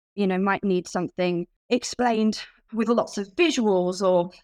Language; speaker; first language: English; native; English